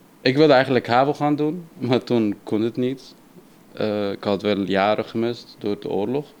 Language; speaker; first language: Dutch; non-native, fluent; Arabic